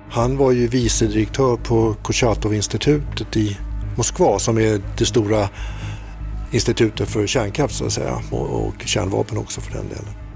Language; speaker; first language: Swedish; native; Swedish